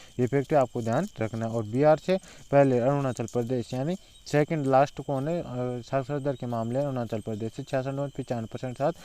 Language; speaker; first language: Hindi; native; Hindi